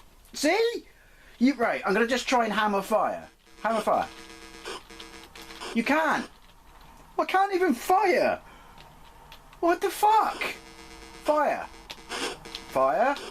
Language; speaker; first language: English; native; English